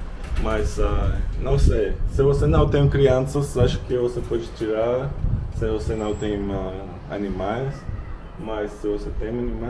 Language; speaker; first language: Portuguese; non-native, learner; Russian